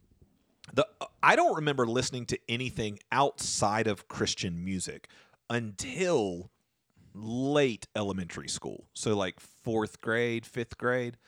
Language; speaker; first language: English; native; English